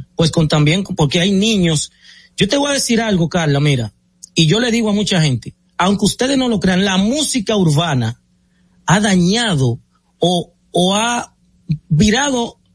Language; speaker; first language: Spanish; native; Spanish